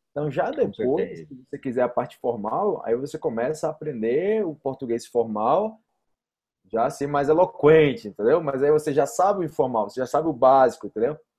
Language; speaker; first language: Portuguese; native; Portuguese